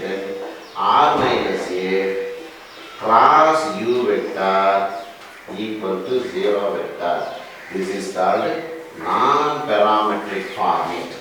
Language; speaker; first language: English; non-native, local second language; Tamil